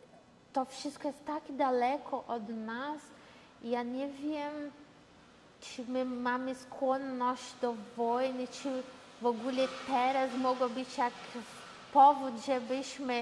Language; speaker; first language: Polish; early bilingual, heritage; Portuguese